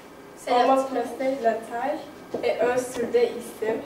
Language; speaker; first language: French; non-native, learner; Turkish